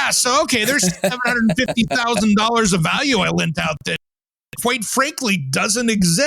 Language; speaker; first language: English; native; English